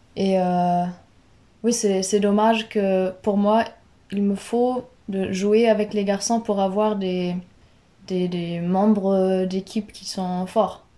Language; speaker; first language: French; non-native, fluent; German